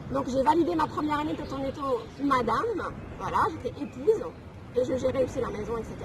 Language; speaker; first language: French; non-native, local second language; Kabyle